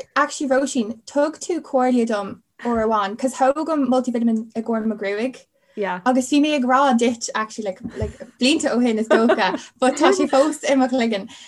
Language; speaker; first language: Irish; non-native, local second language; English